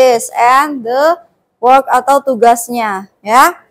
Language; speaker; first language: English; non-native, learner; Indonesian